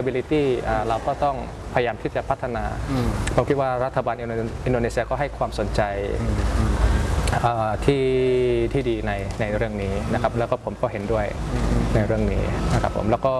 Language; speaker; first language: Thai; early bilingual, other home language; Indonesian